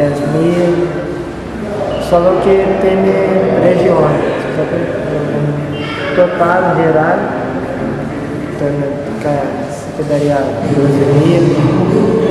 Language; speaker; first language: Spanish; non-native, learner; Portuguese